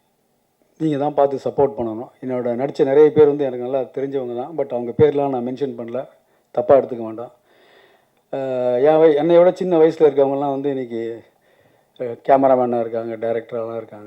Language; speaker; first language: Tamil; native; Tamil